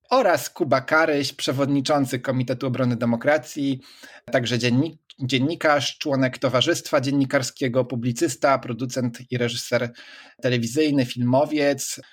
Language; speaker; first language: Polish; native; Polish